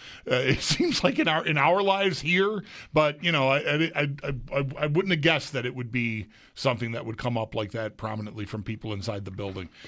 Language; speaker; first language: English; native; English